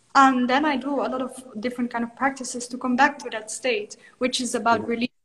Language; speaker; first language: English; non-native, fluent; Dutch